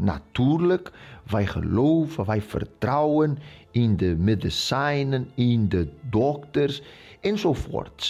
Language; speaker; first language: Dutch; non-native, local second language; Portuguese